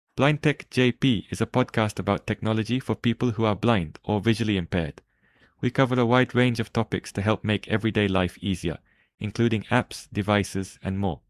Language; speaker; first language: English; non-native, learner; Japanese